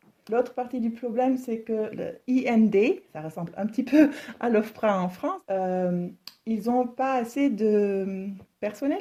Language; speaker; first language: French; non-native, fluent; Dutch